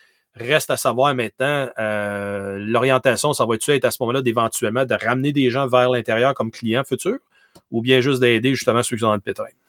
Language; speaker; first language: French; native; French